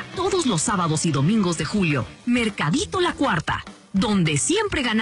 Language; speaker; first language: Spanish; native; Spanish